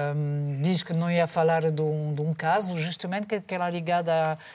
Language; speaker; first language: Portuguese; non-native, fluent; French